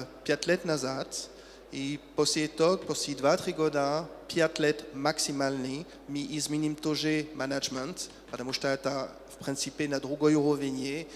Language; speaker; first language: Russian; non-native, learner; French